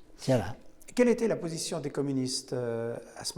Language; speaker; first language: French; native; French